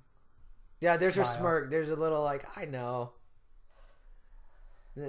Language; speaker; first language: English; native; English